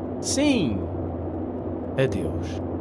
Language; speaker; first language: Portuguese; non-native, learner; English